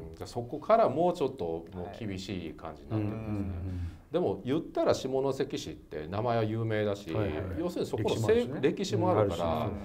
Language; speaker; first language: Japanese; native; Japanese